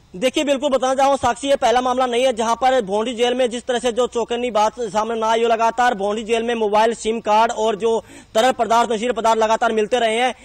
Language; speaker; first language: Hindi; native; Hindi